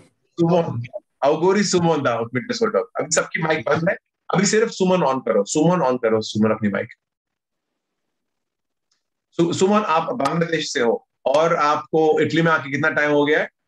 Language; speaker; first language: Hindi; native; Hindi